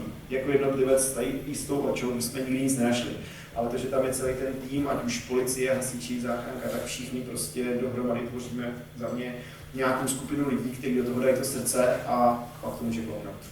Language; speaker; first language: Czech; native; Czech